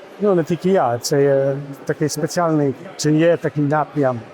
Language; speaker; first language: Ukrainian; early bilingual, heritage; Polish